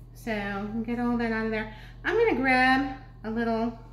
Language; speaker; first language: English; native; English